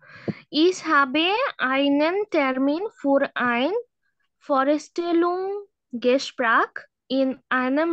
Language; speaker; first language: German; non-native, learner; Bangla